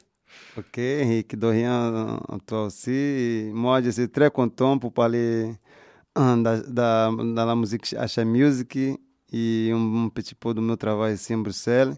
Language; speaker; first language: French; non-native, learner; Portuguese